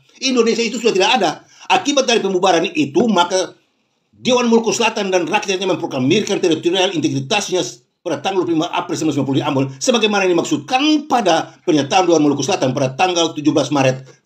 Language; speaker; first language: Indonesian; native; Indonesian